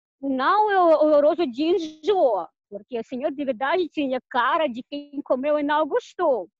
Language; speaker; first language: Portuguese; non-native, fluent; Russian